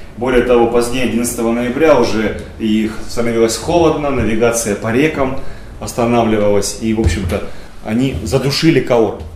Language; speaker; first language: Russian; native; Russian